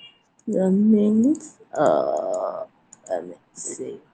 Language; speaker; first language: English; non-native, learner; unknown